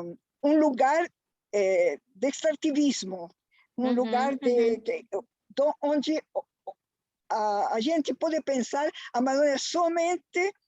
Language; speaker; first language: Portuguese; non-native, fluent; Spanish